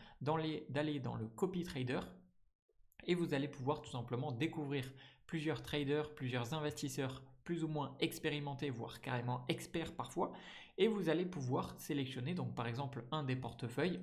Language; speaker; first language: French; native; French